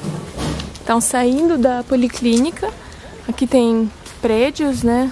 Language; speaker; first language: Portuguese; non-native, fluent; Russian